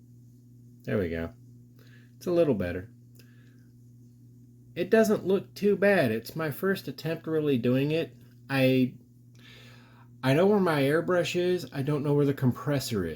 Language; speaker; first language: English; native; English